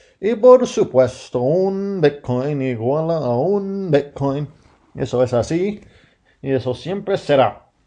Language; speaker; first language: Spanish; non-native, fluent; English